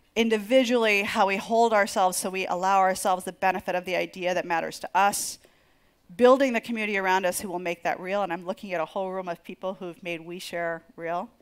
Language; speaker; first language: English; native; English